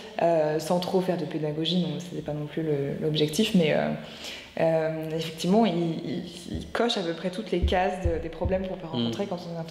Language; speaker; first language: French; native; French